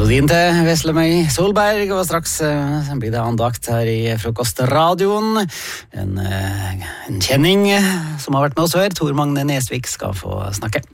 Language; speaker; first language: Norwegian; native; Norwegian